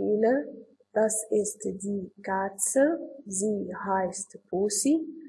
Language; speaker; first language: German; non-native, learner; Arabic